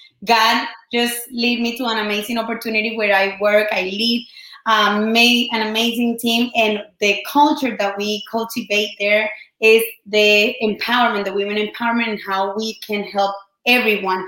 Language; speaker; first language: English; non-native, fluent; Spanish